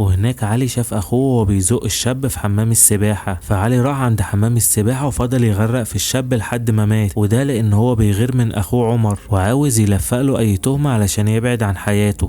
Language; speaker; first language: Arabic; native; Arabic